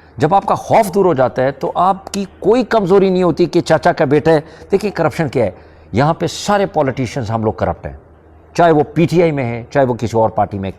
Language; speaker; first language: Urdu; non-native, local second language; Pashto